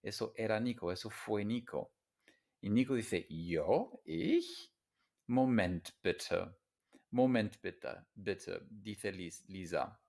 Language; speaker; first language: Spanish; non-native, fluent; English